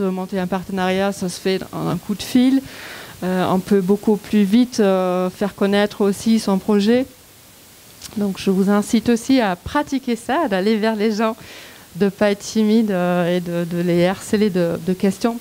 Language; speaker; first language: French; non-native, fluent; German